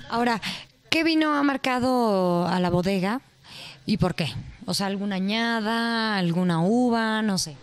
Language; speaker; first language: Spanish; native; Spanish